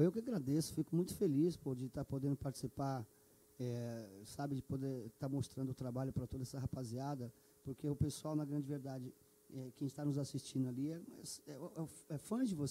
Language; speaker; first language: Portuguese; native; Portuguese